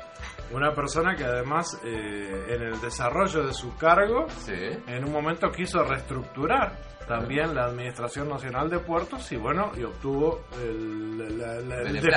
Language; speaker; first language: Spanish; native; Spanish